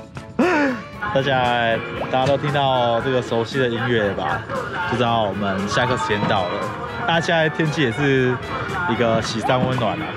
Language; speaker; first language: Chinese; native; Chinese